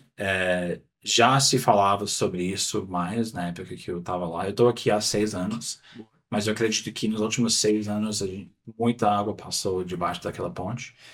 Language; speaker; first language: Portuguese; non-native, fluent; English